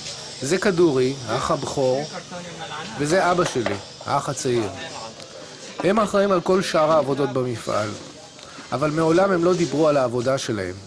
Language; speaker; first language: Hebrew; native; Hebrew